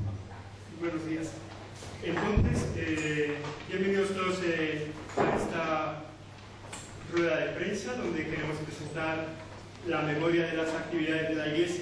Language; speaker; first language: Spanish; native; Spanish